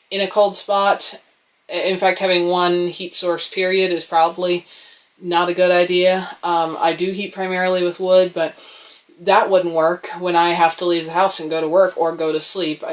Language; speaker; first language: English; native; English